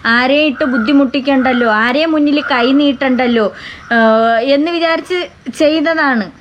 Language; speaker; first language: Malayalam; native; Malayalam